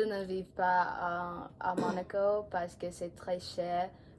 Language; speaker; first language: French; non-native, learner; English